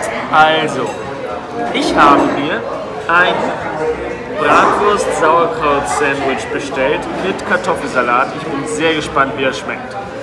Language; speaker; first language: German; native; German